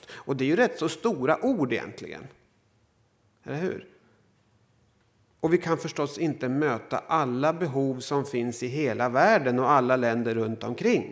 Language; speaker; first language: Swedish; native; Swedish